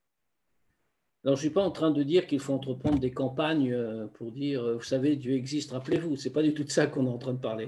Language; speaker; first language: French; native; French